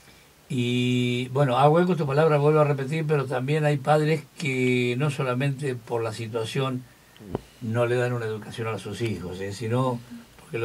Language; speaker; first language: Spanish; native; Spanish